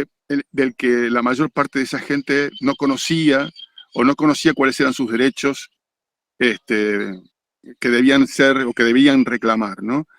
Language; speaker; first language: Spanish; native; Spanish